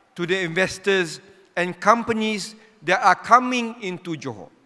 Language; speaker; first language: English; non-native, local second language; Malay